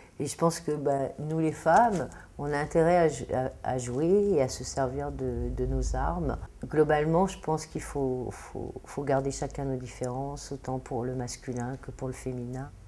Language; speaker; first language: French; native; French